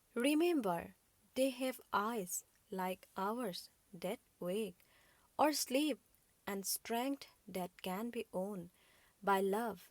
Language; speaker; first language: English; non-native, local second language; Assamese